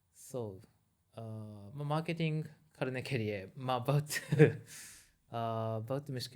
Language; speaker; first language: Hindi; non-native, learner; Japanese